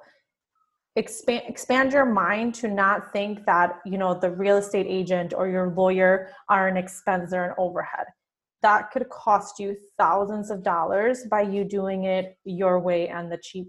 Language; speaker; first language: English; non-native, fluent; Spanish